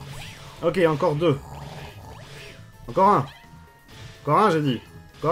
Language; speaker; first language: French; native; French